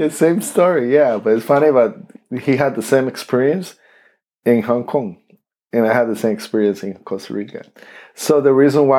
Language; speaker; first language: English; non-native, fluent; Spanish